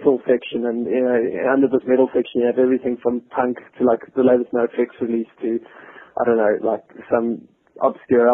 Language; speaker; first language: English; native; English